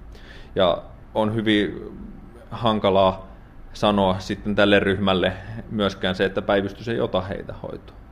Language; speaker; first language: Finnish; native; Finnish